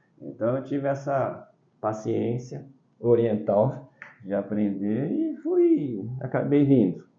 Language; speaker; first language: Portuguese; early bilingual, other home language; Chinese